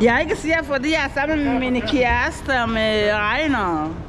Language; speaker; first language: Danish; non-native, learner; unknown